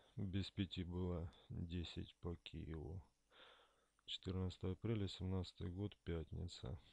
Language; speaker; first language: Russian; native; Russian